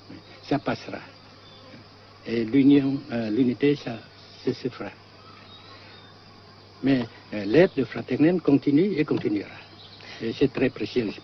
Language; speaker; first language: French; non-native, fluent; Vietnamese